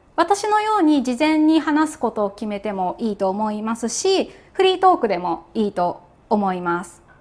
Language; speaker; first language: Japanese; native; Japanese